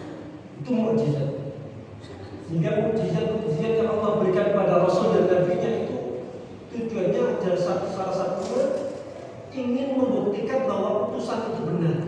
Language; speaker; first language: Indonesian; non-native, local second language; Javanese